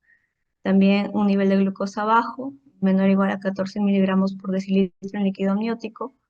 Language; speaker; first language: Spanish; native; Spanish